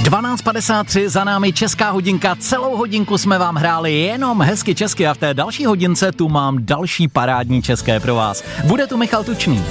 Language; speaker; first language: Czech; native; Czech